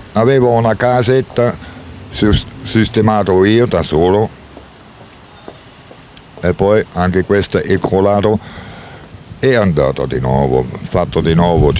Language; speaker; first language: Italian; non-native, learner; German